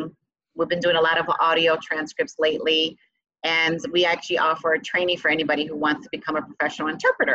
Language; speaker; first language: English; early bilingual, other home language; Spanish